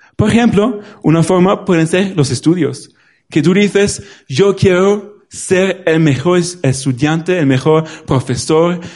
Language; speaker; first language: Spanish; non-native, fluent; German